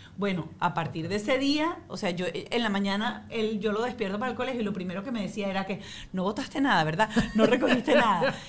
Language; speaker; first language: Spanish; native; Spanish